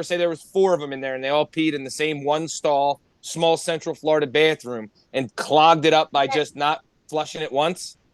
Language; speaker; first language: English; native; English